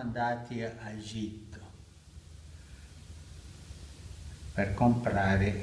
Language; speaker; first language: Italian; non-native, learner; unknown